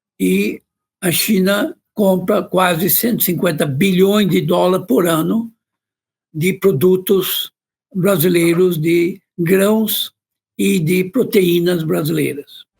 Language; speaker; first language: Portuguese; non-native, fluent; Chinese